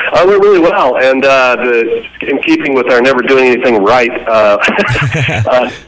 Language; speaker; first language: English; native; English